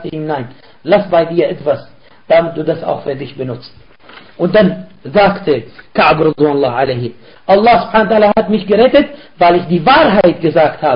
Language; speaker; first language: German; non-native, fluent; Arabic